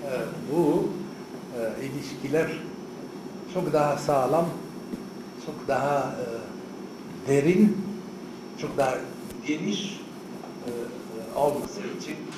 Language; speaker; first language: Turkish; non-native, fluent; Arabic